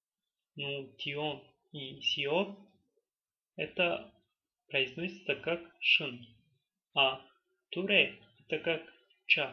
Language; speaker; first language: Russian; non-native, local second language; Tajik